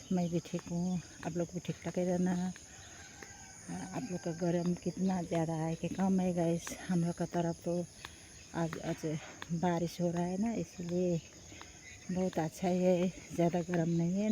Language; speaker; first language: Hindi; non-native, local second language; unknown